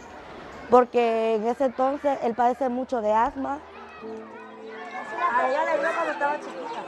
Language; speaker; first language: Spanish; native; Spanish